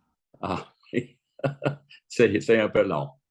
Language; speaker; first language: French; non-native, fluent; English